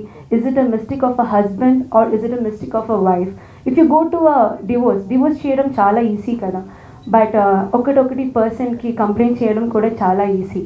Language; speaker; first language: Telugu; non-native, fluent; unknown